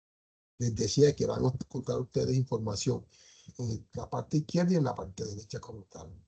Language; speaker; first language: Spanish; native; Spanish